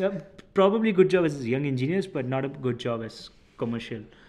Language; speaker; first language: English; non-native, local second language; Hindi